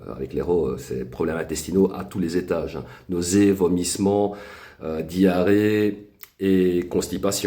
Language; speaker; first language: French; native; French